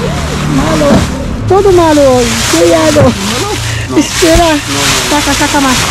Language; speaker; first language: Spanish; non-native, learner; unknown